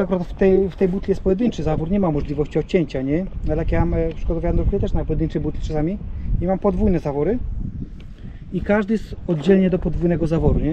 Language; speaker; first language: Polish; native; Polish